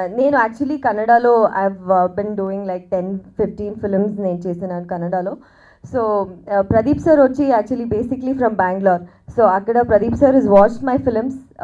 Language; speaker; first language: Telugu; non-native, learner; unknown